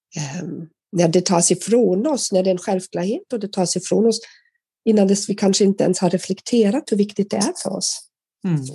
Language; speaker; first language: Swedish; non-native, fluent; German